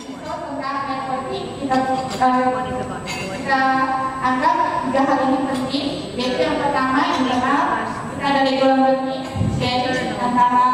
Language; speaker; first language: Indonesian; native; Indonesian